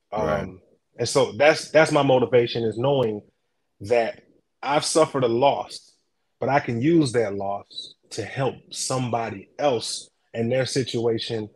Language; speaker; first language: English; native; English